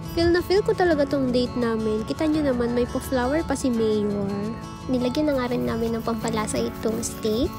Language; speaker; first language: Filipino; non-native, local second language; Cebuano